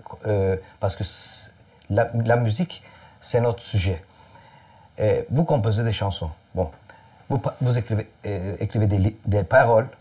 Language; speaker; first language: French; non-native, fluent; Turkish